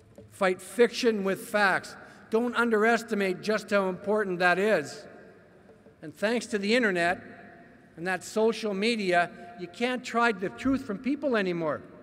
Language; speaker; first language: English; native; English